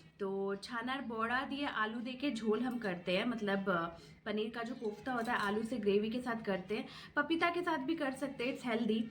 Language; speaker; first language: Hindi; non-native, local second language; Bangla